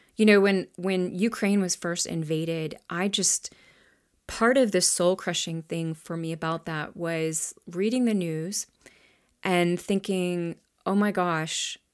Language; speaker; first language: English; native; English